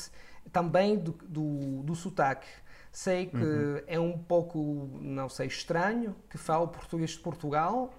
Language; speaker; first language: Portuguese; non-native, learner; Italian